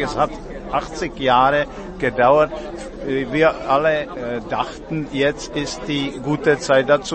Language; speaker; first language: German; non-native, fluent; Czech